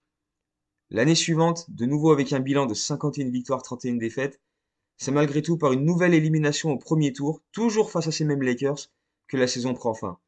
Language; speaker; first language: French; native; French